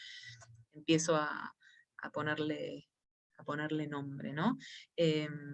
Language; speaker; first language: Spanish; non-native, fluent; Portuguese